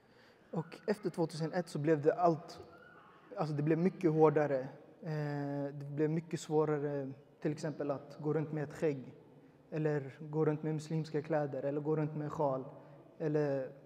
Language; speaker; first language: Swedish; early bilingual, other home language; Uyghur